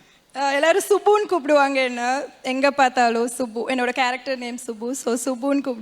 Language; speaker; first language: Tamil; native; Tamil